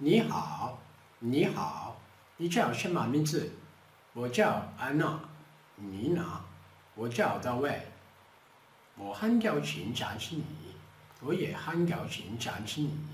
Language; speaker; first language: Chinese; non-native, fluent; Portuguese